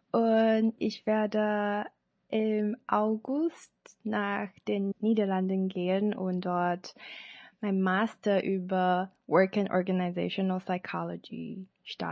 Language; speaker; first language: German; non-native, learner; Chinese